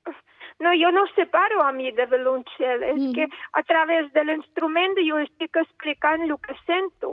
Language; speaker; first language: Catalan; non-native, fluent; Russian